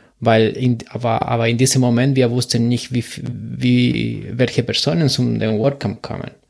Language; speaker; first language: German; non-native, fluent; Spanish